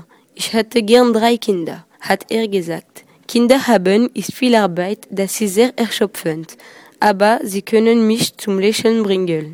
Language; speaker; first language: German; non-native, learner; French